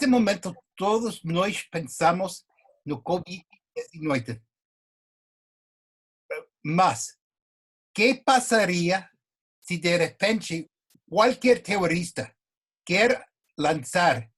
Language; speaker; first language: Portuguese; non-native, fluent; English